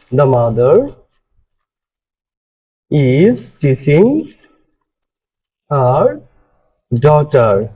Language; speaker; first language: English; non-native, fluent; Bangla